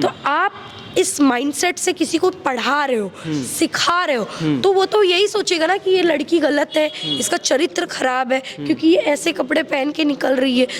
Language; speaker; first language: Hindi; native; Hindi